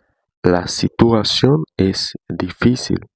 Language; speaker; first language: Spanish; non-native, learner; Haitian Creole